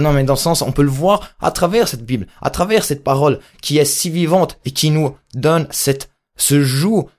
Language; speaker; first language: French; native; French